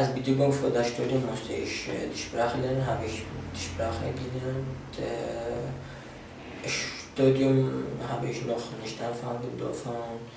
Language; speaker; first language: German; non-native, fluent; Arabic